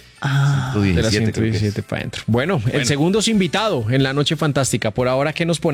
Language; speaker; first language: Spanish; native; Spanish